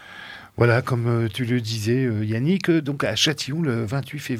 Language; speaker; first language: French; native; French